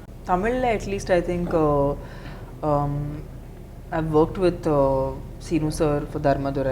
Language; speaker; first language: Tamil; non-native, fluent; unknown